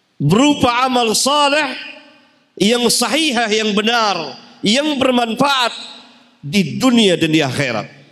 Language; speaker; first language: Malay; native; Malay